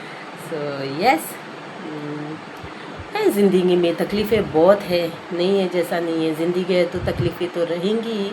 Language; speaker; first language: Hindi; non-native, local second language; Konkani